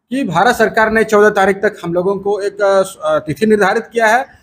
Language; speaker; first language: Hindi; native; Hindi